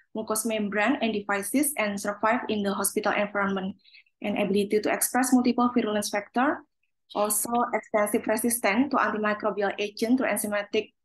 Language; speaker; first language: English; non-native, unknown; Indonesian